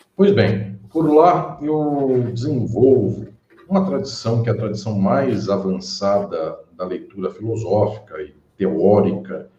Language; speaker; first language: Portuguese; native; Portuguese